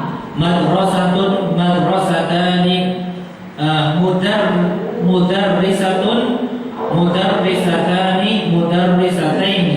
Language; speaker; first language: Arabic; non-native, fluent; Indonesian